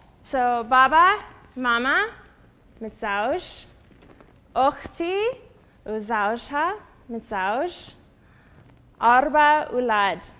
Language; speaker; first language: Arabic; non-native, learner; English